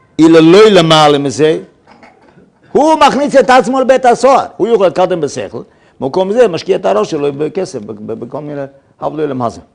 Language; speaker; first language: Hebrew; non-native, fluent; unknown